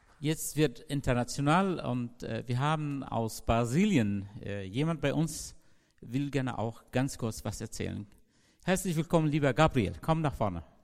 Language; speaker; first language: German; non-native, fluent; Arabic